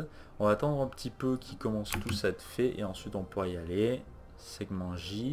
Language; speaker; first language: French; native; French